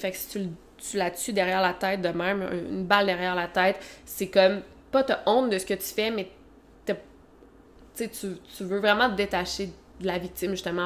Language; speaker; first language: French; native; French